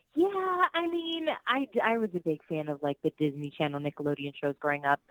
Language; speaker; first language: English; early bilingual, other home language; Spanish